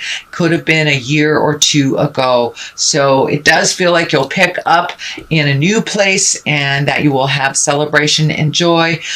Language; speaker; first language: English; native; English